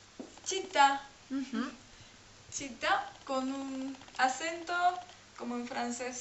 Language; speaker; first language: Spanish; non-native, fluent; French